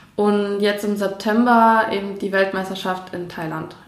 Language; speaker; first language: German; native; German